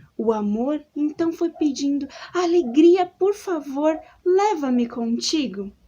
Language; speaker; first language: Portuguese; native; Portuguese